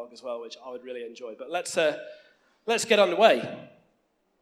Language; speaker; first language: English; native; English